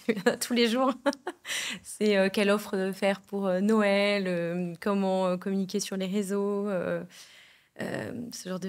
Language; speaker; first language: French; native; French